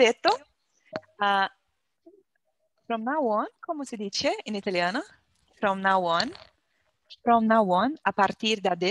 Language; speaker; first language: Italian; non-native, learner; Portuguese